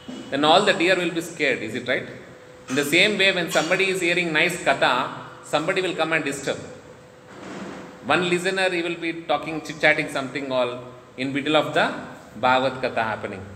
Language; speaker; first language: English; non-native, local second language; Telugu